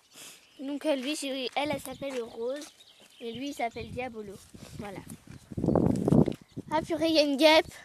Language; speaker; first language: French; native; French